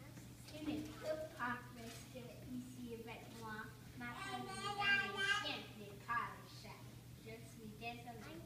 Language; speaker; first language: French; non-native, learner; English